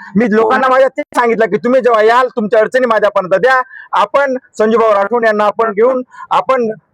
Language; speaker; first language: Marathi; non-native, local second language; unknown